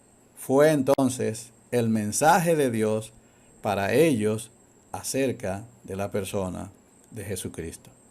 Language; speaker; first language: Spanish; native; Spanish